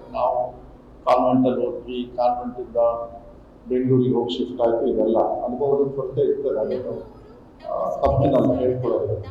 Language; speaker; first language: Kannada; native; Kannada